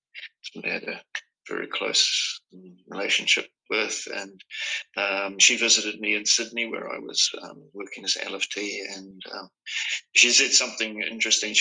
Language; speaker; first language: English; native; English